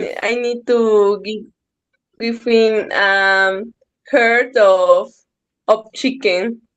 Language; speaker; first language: English; non-native, learner; Spanish